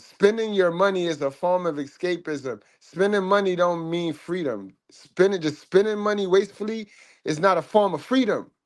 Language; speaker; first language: English; native; English